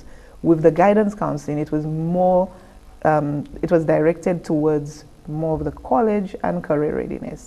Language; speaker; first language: English; native; English